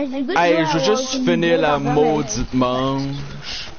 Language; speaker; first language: French; native; French